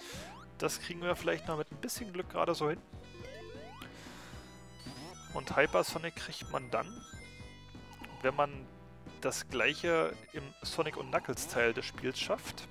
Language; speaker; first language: German; native; German